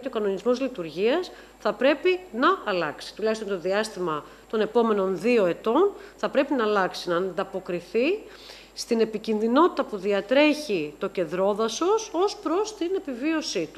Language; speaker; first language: Greek; native; Greek